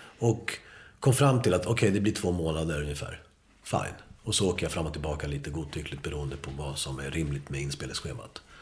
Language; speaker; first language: Swedish; early bilingual, other home language; Spanish